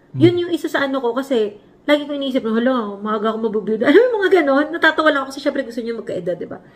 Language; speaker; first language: Filipino; native; Filipino